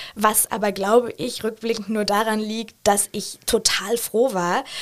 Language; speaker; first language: German; native; German